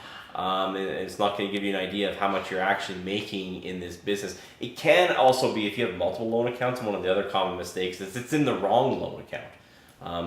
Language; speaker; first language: English; native; English